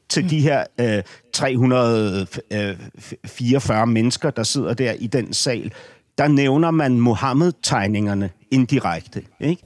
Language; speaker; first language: Danish; native; Danish